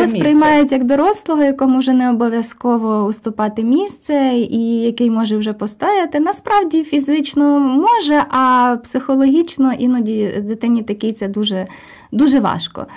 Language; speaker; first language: Ukrainian; native; Ukrainian